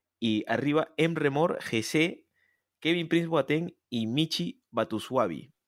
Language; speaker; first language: Spanish; native; Spanish